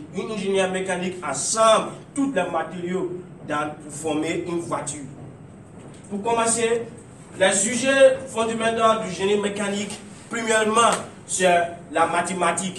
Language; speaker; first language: French; non-native, learner; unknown